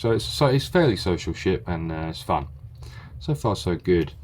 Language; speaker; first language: English; native; English